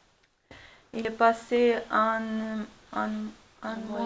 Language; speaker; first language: French; non-native, learner; Armenian